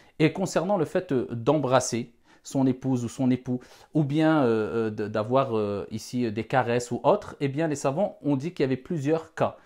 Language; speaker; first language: French; non-native, local second language; Wolof